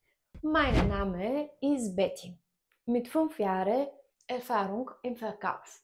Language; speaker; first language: German; non-native, fluent; Bulgarian